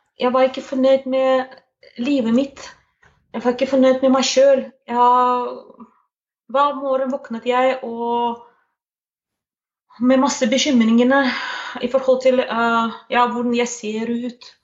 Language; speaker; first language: Norwegian; non-native, fluent; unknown